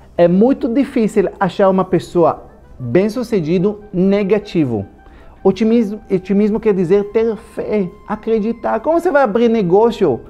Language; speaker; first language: Portuguese; non-native, fluent; Hebrew